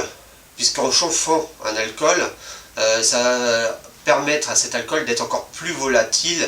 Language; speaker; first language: French; native; French